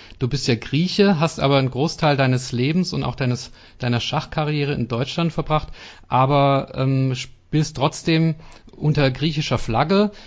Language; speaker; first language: German; native; German